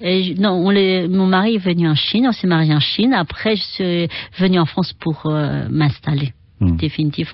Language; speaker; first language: French; non-native, fluent; Chinese